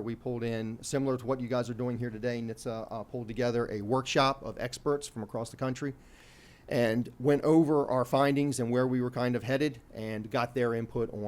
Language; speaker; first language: English; native; English